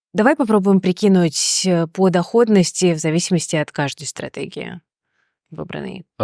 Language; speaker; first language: Russian; native; Russian